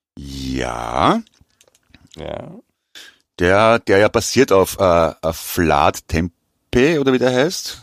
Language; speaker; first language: German; native; German